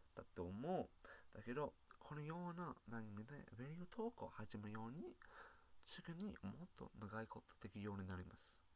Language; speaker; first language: Japanese; non-native, learner; English